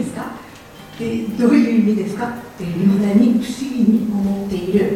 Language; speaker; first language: Japanese; non-native, fluent; French